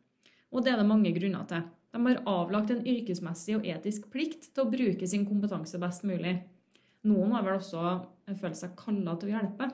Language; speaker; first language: Norwegian; native; Norwegian